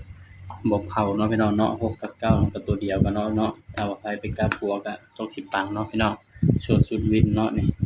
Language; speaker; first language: Thai; non-native, local second language; Northeastern Thai